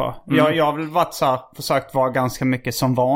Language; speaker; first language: Swedish; native; Swedish